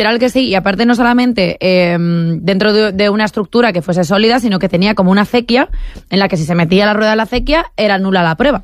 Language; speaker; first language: Spanish; native; Spanish